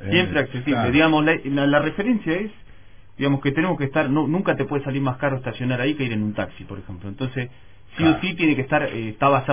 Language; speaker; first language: Spanish; native; Spanish